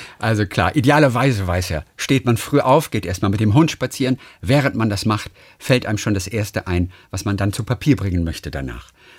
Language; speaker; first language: German; native; German